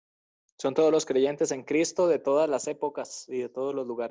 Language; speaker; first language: Spanish; native; Spanish